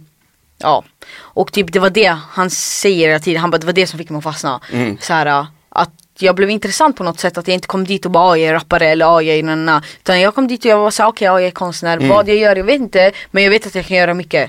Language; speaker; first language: Swedish; early bilingual, other home language; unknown